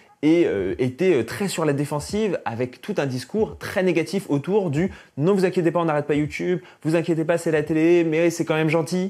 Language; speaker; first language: French; native; French